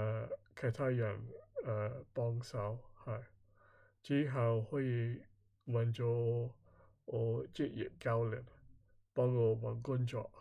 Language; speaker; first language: Cantonese; non-native, learner; English